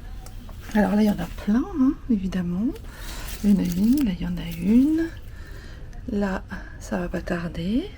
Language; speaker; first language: French; native; French